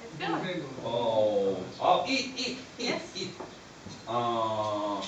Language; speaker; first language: English; non-native, learner; Japanese